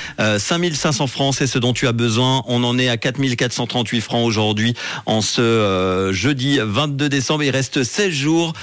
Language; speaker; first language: French; native; French